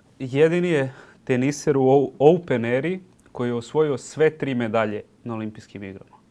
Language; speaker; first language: Serbian; native; Serbian